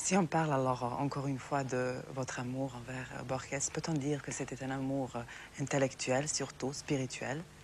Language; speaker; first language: French; non-native, fluent; Serbian